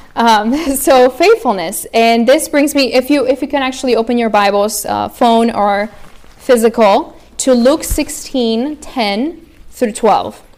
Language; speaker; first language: English; early bilingual, other home language; Spanish